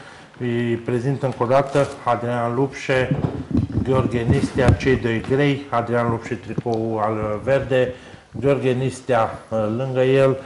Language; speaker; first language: Romanian; native; Romanian